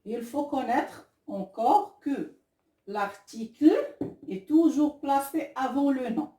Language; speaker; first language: French; non-native, local second language; Arabic